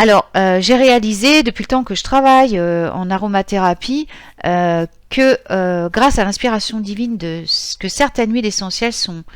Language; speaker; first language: French; native; French